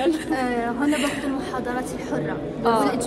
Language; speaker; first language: Arabic; native; Arabic